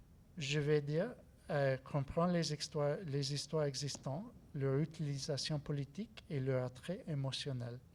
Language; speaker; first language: French; non-native, learner; English